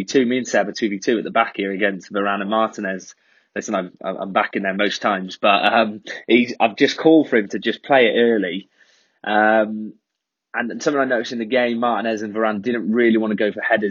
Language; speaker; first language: English; native; English